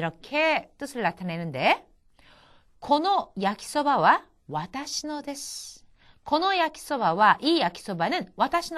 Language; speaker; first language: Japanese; non-native, fluent; Korean